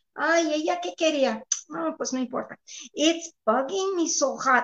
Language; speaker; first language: Spanish; early bilingual, heritage; Spanish